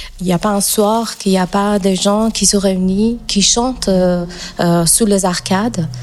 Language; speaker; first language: French; non-native, fluent; Persian